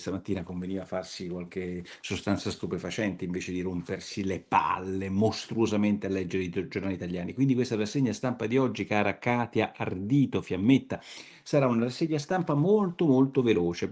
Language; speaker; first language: Italian; native; Italian